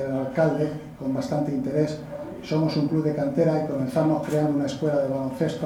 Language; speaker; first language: Spanish; native; Spanish